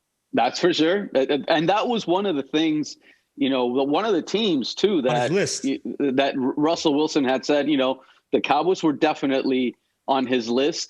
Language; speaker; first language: English; native; English